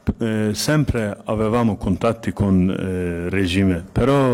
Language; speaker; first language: Italian; non-native, fluent; Kurdish